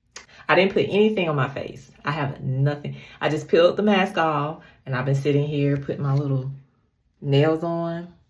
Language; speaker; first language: English; native; English